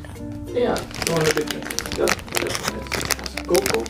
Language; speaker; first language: English; non-native, fluent; Romanian